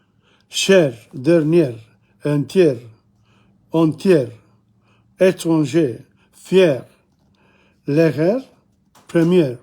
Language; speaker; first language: French; non-native, fluent; English